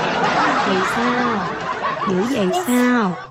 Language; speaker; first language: Vietnamese; native; Vietnamese